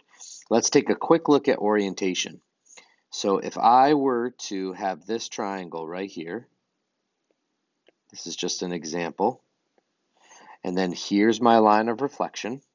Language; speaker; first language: English; native; English